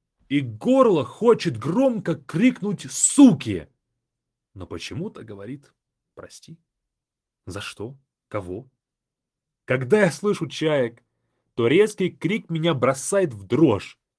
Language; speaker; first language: Russian; native; Russian